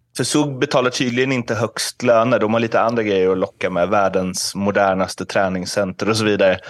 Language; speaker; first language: Swedish; native; Swedish